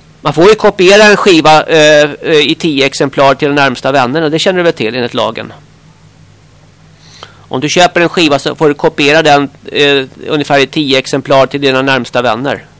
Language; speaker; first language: Swedish; native; Swedish